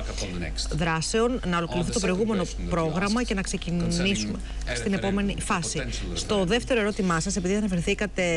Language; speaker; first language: Greek; native; Greek